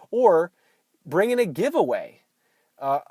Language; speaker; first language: English; native; English